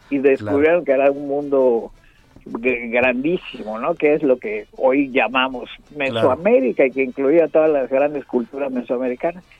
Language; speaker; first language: Spanish; native; Spanish